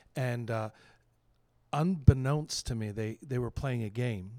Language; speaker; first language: English; native; English